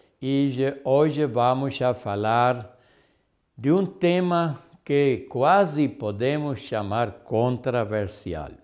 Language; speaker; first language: Portuguese; non-native, fluent; German